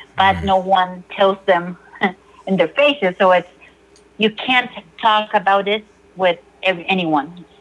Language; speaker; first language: English; non-native, fluent; Spanish